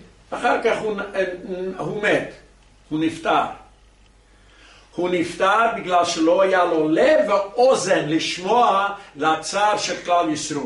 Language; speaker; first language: Hebrew; non-native, fluent; English